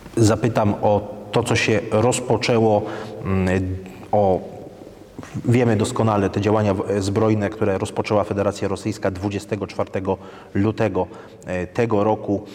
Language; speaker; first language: Polish; native; Polish